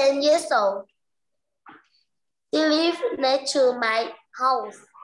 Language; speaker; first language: English; non-native, learner; Vietnamese